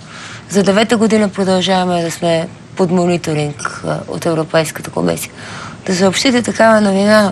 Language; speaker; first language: Bulgarian; native; Bulgarian